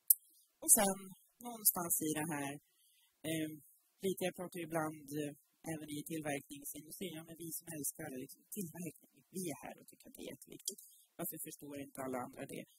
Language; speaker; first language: Swedish; native; Swedish